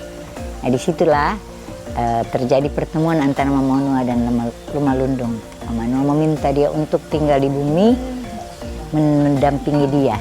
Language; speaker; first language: Indonesian; native; Indonesian